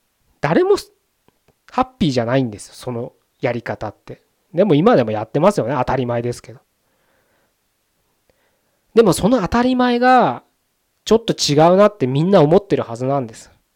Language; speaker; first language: Japanese; native; Japanese